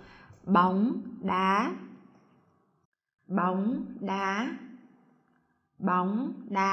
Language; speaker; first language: Vietnamese; native; Vietnamese